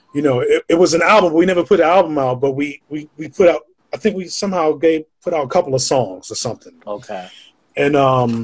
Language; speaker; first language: English; native; English